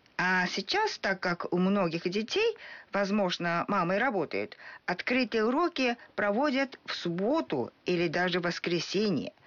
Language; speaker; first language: Russian; non-native, fluent; Japanese